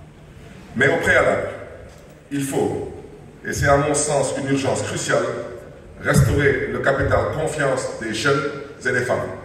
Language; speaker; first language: French; non-native, local second language; Wolof